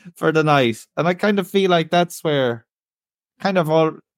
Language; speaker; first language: English; native; English